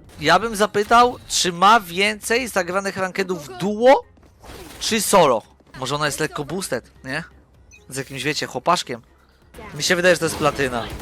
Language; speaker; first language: Polish; native; Polish